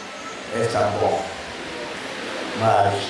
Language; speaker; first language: Portuguese; non-native, learner; Lingala